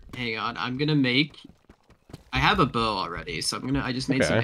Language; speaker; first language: English; native; English